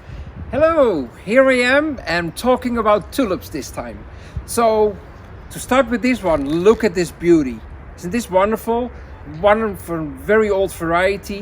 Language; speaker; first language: English; non-native, fluent; Dutch